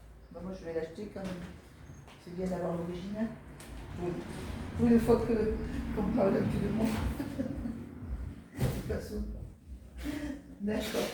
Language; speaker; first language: French; native; French